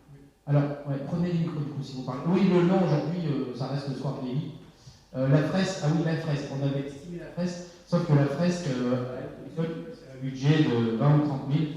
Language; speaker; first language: French; native; French